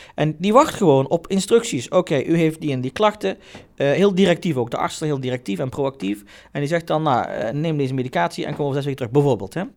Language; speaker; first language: Dutch; early bilingual, other home language; Turkish